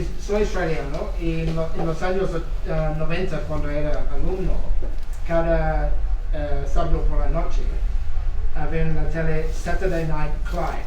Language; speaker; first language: Spanish; non-native, learner; English